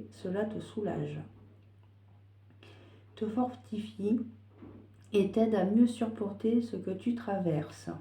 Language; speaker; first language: French; native; French